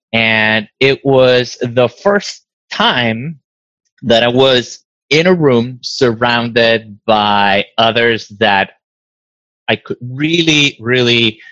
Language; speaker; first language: English; non-native, fluent; Spanish